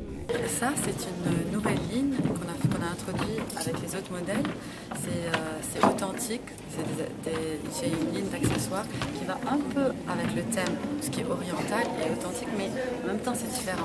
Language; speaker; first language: French; non-native, fluent; Arabic